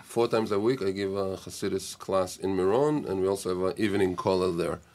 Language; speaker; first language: English; non-native, fluent; Hebrew